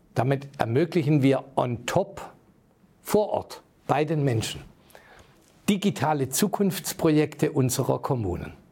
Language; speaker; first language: German; native; German